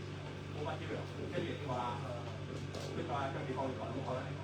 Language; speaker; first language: Cantonese; native; Cantonese